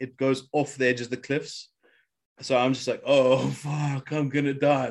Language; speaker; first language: English; native; English